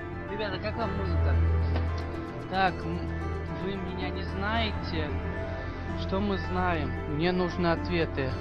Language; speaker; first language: Russian; native; Russian